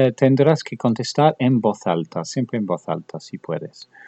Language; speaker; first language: Spanish; non-native, fluent; English